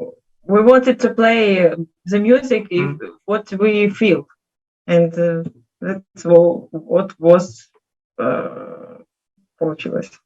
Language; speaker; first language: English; non-native, learner; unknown